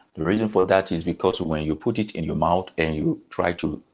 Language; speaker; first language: English; non-native, local second language; Yoruba